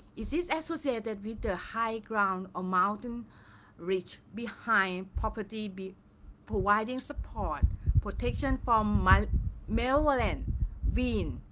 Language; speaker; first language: English; non-native, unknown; Thai